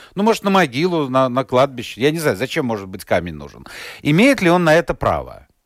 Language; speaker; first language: Russian; native; Russian